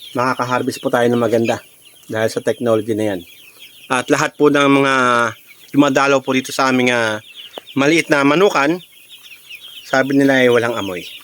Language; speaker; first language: Filipino; native; Filipino